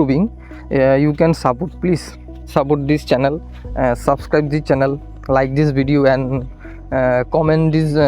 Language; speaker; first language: English; non-native, learner; Hindi